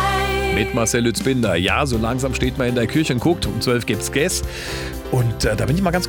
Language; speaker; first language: German; native; German